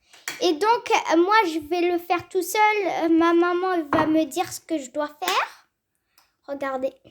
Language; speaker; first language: French; early bilingual, other home language; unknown